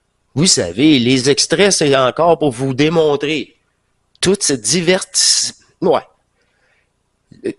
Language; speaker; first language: French; native; French